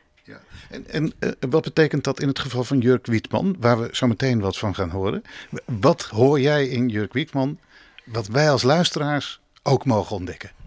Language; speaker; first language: Dutch; native; Dutch